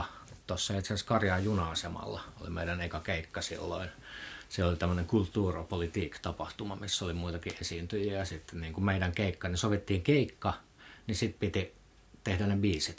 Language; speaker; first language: Finnish; native; Finnish